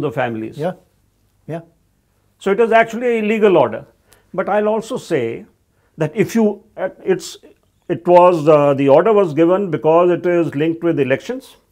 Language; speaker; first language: English; non-native, local second language; Hindi